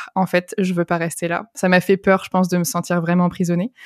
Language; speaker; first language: French; native; French